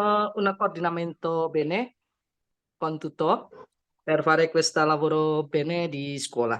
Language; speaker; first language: Italian; non-native, learner; Indonesian